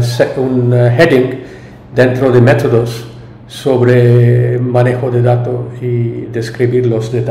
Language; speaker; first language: Spanish; non-native, learner; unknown